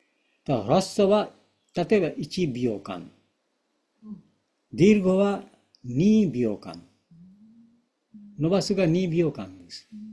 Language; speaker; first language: Japanese; non-native, fluent; Bangla